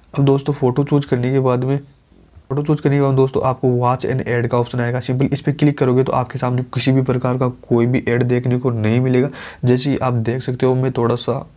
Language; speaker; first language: Hindi; native; Hindi